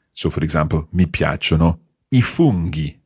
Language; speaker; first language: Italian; non-native, fluent; English